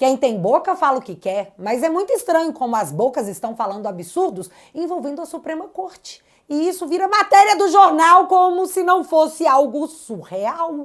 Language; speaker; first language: Portuguese; native; Portuguese